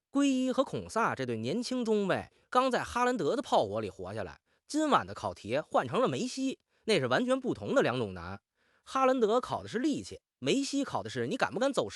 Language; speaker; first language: Chinese; native; Chinese